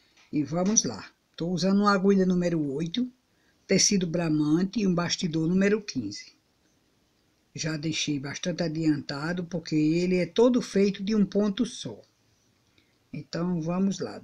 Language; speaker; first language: Portuguese; native; Portuguese